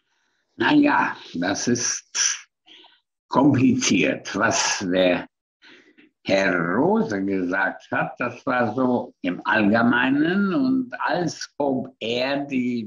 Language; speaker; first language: German; non-native, fluent; Hungarian